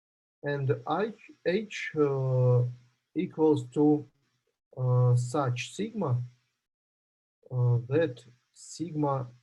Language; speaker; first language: English; non-native, fluent; Russian